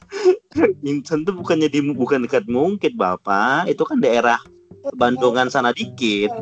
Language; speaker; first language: Indonesian; native; Indonesian